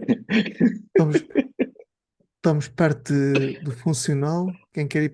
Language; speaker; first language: Portuguese; native; Portuguese